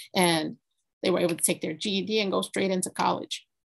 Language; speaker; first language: English; native; English